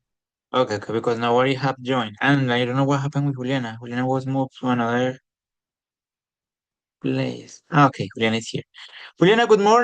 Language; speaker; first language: English; non-native, fluent; Spanish